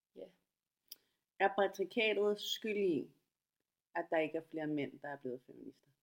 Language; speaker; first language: Danish; non-native, fluent; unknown